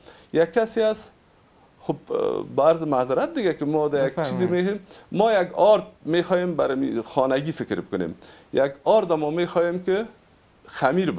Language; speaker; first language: Persian; native; Persian